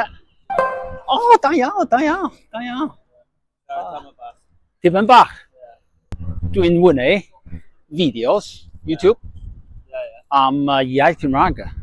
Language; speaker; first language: Welsh; non-native, learner; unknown